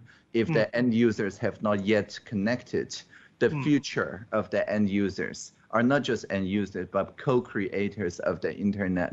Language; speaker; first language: English; non-native, fluent; Chinese